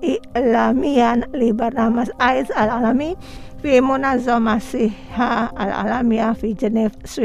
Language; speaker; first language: Arabic; non-native, fluent; Indonesian